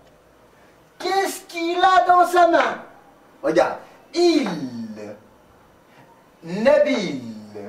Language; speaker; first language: French; non-native, local second language; Arabic